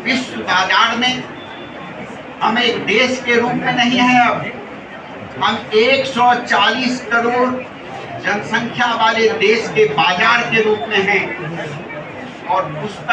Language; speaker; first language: Hindi; native; Hindi